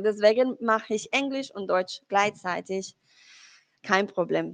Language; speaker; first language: German; non-native, learner; Spanish